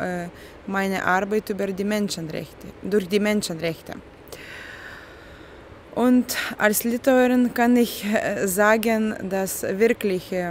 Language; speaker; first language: German; non-native, fluent; Lithuanian